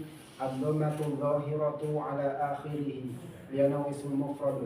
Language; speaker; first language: Arabic; non-native, learner; Indonesian